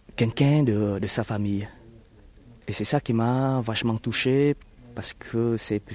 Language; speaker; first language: French; early bilingual, other home language; Vietnamese